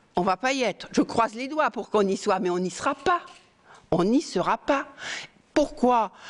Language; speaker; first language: French; native; French